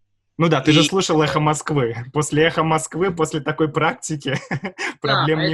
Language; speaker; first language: Russian; native; Russian